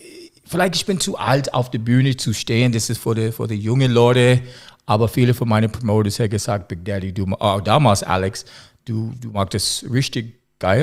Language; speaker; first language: German; non-native, learner; English